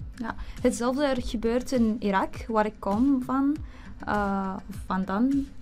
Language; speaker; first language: Dutch; non-native, learner; Arabic